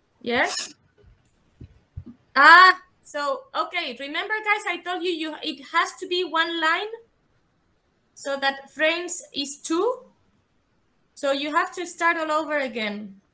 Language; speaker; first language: English; non-native, fluent; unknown